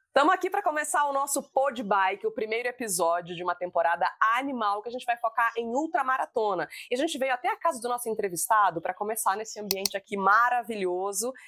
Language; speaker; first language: Portuguese; native; Portuguese